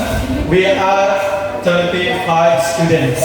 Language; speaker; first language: English; non-native, fluent; Indonesian